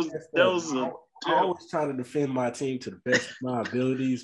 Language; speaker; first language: English; native; English